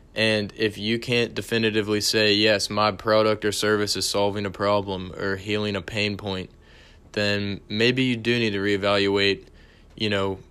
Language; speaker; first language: English; native; English